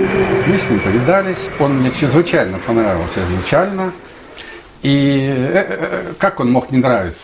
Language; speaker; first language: Russian; native; Russian